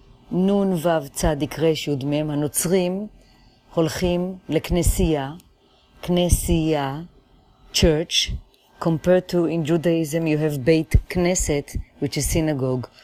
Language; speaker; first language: English; non-native, fluent; Hebrew